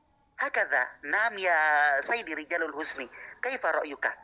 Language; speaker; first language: Arabic; non-native, learner; Indonesian